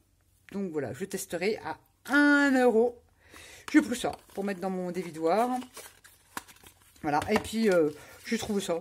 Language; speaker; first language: French; native; French